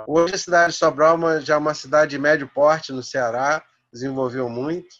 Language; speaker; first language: Portuguese; native; Portuguese